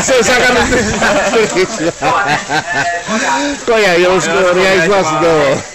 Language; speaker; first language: Japanese; non-native, fluent; English